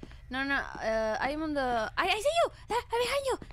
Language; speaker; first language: English; non-native, fluent; Spanish